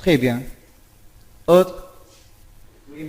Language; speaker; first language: French; non-native, fluent; Arabic